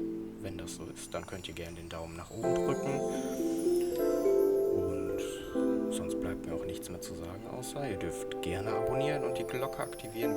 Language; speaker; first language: German; native; German